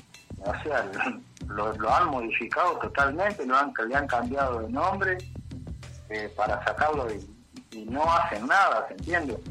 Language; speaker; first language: Spanish; native; Spanish